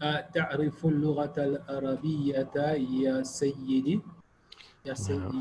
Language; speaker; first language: Arabic; non-native, learner; English